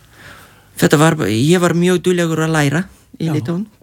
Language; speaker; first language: Icelandic; non-native, fluent; Lithuanian